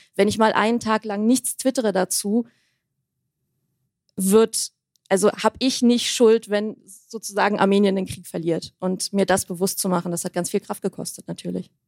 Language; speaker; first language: German; early bilingual, other home language; Armenian